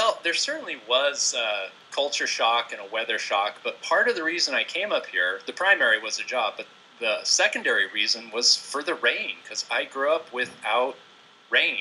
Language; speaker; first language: English; native; English